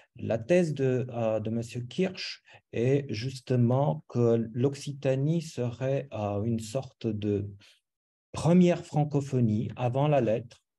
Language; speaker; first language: French; non-native, fluent; Romanian